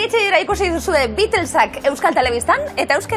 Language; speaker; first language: Basque; native; Basque